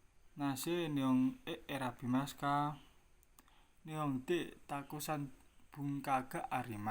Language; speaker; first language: Japanese; non-native, learner; Indonesian